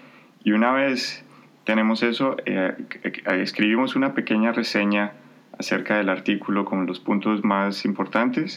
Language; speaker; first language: Spanish; native; Spanish